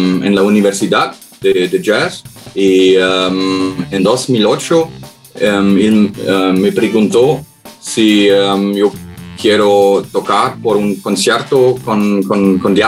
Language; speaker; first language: Spanish; non-native, learner; German